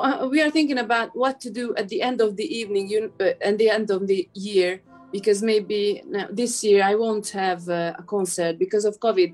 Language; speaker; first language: English; non-native, fluent; Hungarian